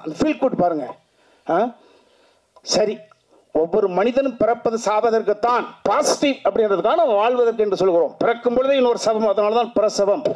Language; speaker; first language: Tamil; native; Tamil